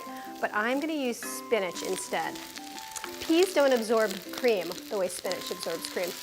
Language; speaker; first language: English; native; English